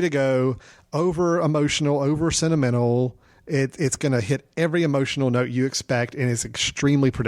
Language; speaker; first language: English; native; English